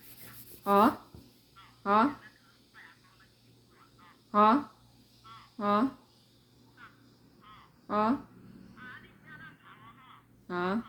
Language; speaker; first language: Chinese; non-native, local second language; Indonesian